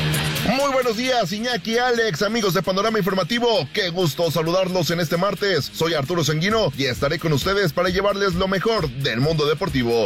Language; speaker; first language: Spanish; native; Spanish